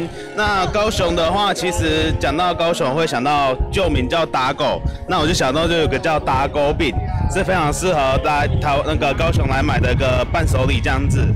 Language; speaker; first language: Chinese; native; Chinese